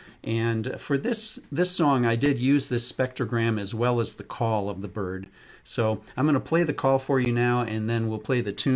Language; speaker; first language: English; native; English